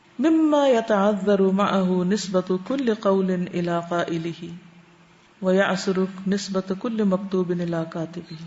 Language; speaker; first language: Urdu; native; Urdu